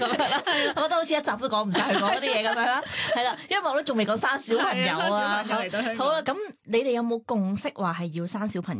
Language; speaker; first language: Cantonese; native; Cantonese